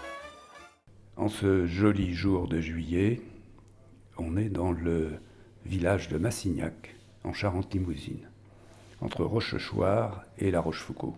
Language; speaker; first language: French; native; French